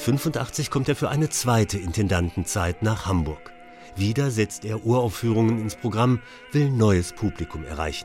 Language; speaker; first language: German; native; German